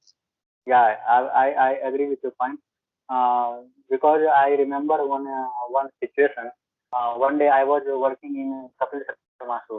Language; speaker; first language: English; non-native, learner; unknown